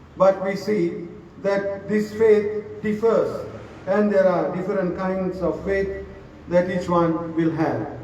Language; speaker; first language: English; non-native, local second language; Sinhala